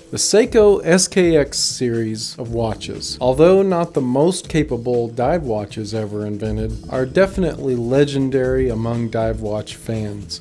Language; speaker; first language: English; native; English